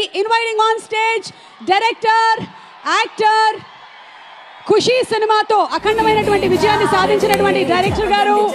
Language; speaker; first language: Telugu; native; Telugu